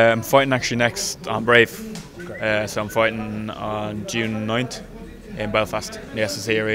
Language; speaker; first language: English; native; English